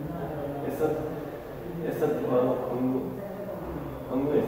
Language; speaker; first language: Korean; non-native, learner; Nepali